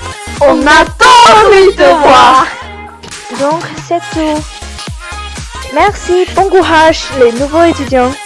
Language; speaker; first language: French; non-native, learner; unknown